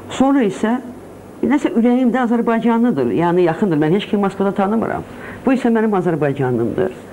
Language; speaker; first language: Azerbaijani; non-native, local second language; Russian